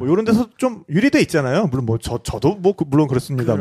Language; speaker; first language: Korean; native; Korean